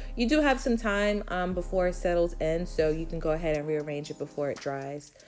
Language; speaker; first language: English; native; English